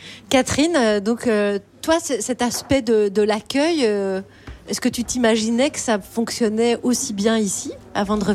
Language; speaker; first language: French; native; French